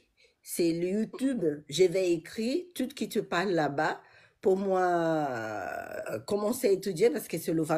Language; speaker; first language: French; non-native, learner; Portuguese